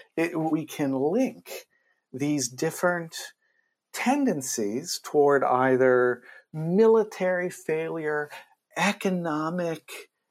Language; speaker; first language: English; native; English